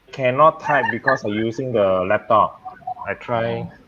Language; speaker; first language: English; non-native, learner; Cantonese